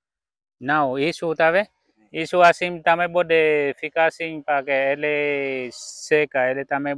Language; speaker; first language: Portuguese; non-native, learner; Vietnamese